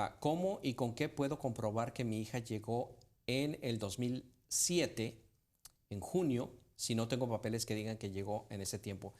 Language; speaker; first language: Spanish; native; Spanish